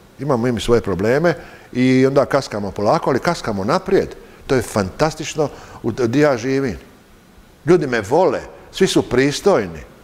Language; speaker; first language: Croatian; native; Croatian